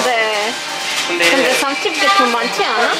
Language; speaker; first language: Korean; non-native, learner; Spanish